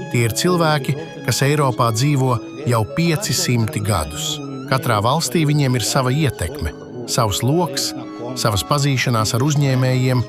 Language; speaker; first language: Latvian; non-native, local second language; Romany